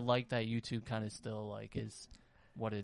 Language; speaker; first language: English; native; English